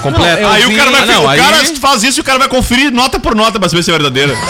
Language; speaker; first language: Portuguese; native; Portuguese